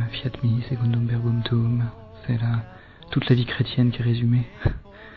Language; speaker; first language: French; native; French